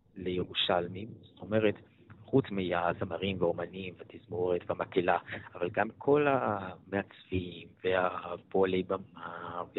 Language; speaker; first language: Hebrew; non-native, fluent; Italian